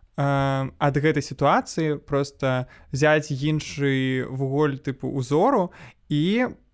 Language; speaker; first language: Belarusian; non-native, local second language; Russian